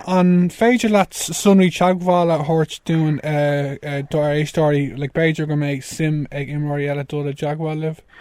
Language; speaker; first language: Irish; non-native, local second language; English